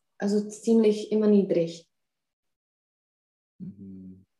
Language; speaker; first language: German; non-native, fluent; Czech